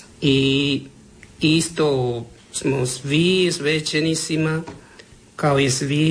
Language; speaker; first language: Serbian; non-native, learner; Spanish